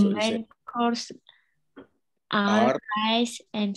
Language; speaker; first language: English; non-native, learner; Indonesian